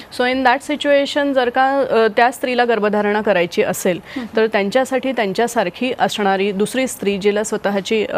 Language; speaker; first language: Marathi; native; Marathi